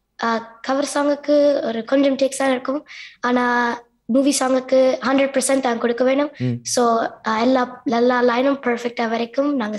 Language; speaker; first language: Tamil; early bilingual, heritage; Tamil